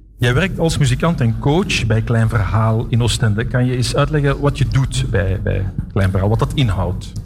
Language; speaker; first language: Dutch; native; Dutch